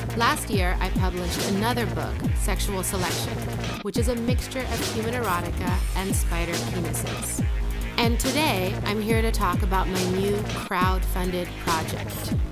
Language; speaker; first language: English; native; English